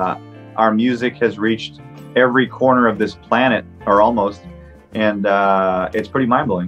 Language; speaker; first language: English; non-native, local second language; French